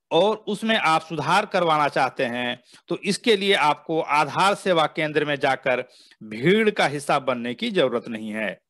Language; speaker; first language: Hindi; native; Hindi